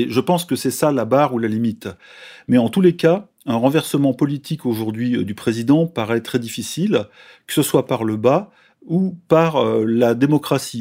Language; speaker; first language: French; native; French